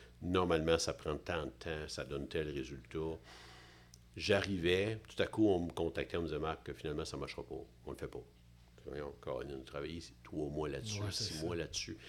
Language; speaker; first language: French; native; French